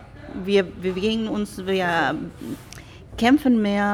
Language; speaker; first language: German; non-native, fluent; Spanish